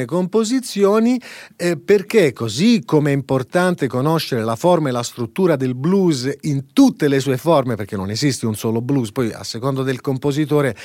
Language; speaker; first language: Italian; native; Italian